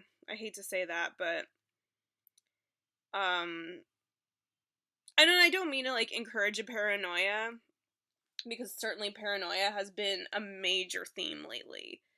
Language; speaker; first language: English; native; English